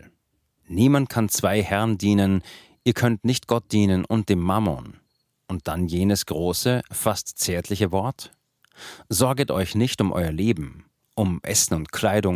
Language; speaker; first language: German; native; German